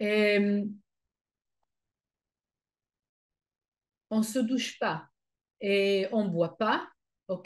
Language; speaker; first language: French; non-native, fluent; Hebrew